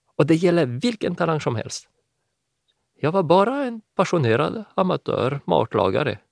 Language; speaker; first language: Swedish; non-native, fluent; French